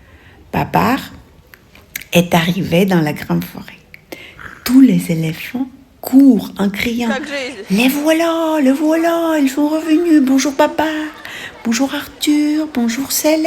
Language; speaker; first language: French; non-native, fluent; Russian